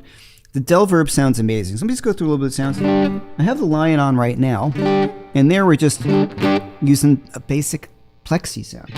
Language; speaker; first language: English; native; English